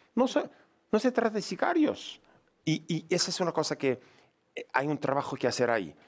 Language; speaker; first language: Spanish; non-native, fluent; English